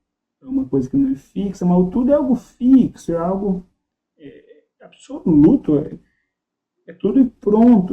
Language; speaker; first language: Portuguese; native; Portuguese